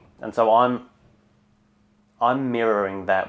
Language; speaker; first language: English; native; English